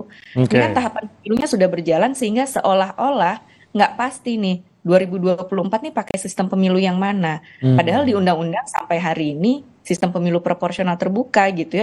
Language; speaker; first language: Indonesian; native; Indonesian